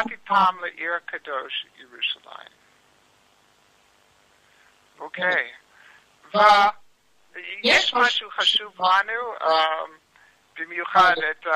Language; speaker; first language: Hebrew; non-native, learner; English